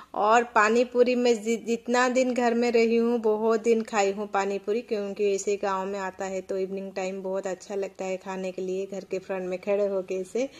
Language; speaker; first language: Hindi; non-native, local second language; Odia